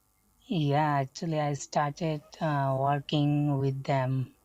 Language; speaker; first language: English; non-native, learner; Bangla